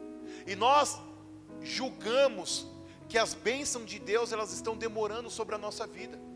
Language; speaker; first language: Portuguese; native; Portuguese